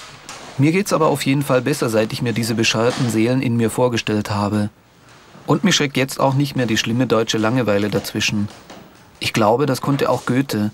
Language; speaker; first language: German; native; German